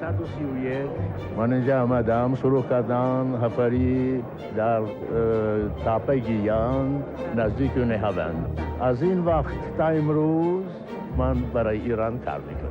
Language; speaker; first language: Persian; non-native, learner; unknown